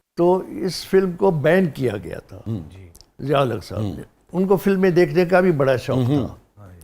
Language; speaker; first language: Urdu; non-native, local second language; Sindhi